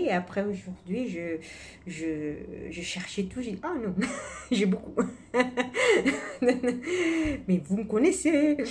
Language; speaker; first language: French; non-native, fluent; Italian